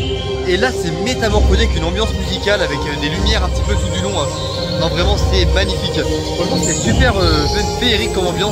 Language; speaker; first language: French; native; French